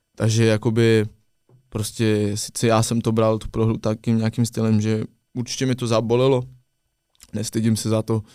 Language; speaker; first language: Czech; non-native, fluent; French